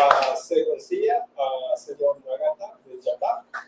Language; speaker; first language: Spanish; non-native, learner; Japanese